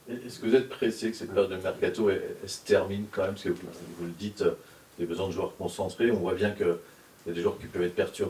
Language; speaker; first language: French; native; French